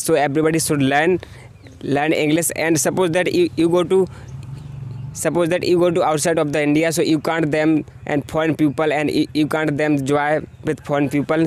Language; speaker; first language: English; non-native, learner; Hindi